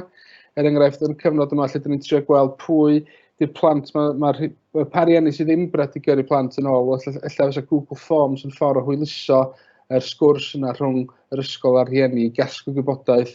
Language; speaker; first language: Welsh; native; Welsh